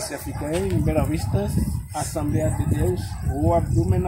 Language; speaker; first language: Portuguese; non-native, learner; Haitian Creole